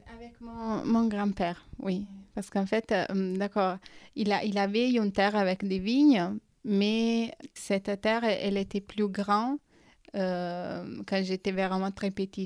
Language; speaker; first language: French; non-native, fluent; Italian